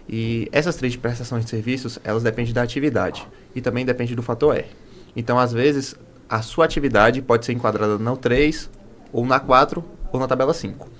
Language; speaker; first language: Portuguese; native; Portuguese